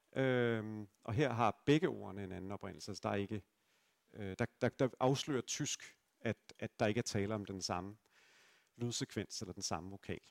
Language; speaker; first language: Danish; native; Danish